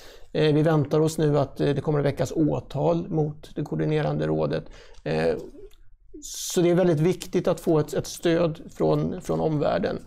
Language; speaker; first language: Swedish; native; Swedish